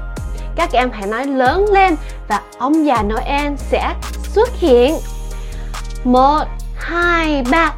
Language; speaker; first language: Vietnamese; early bilingual, heritage; Vietnamese